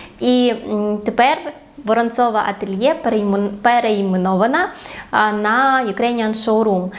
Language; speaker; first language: Ukrainian; non-native, local second language; Russian